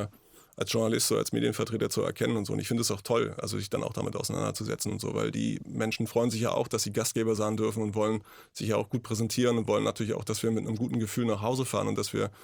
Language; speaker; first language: German; native; German